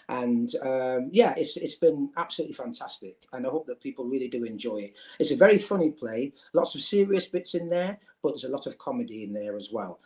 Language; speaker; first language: English; native; English